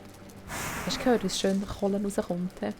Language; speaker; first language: German; native; German